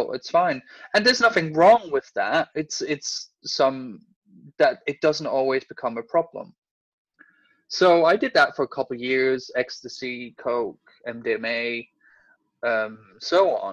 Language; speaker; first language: English; non-native, fluent; Danish